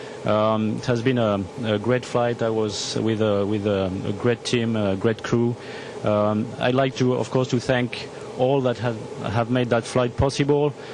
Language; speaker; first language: English; non-native, fluent; French